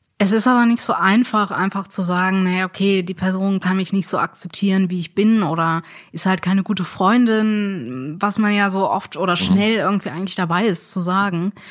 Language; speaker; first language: German; native; German